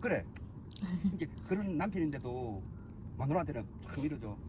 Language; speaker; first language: Korean; native; Korean